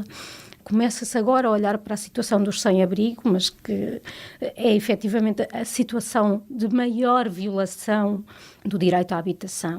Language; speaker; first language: Portuguese; native; Portuguese